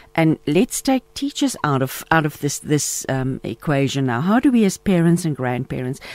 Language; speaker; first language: English; non-native, local second language; Afrikaans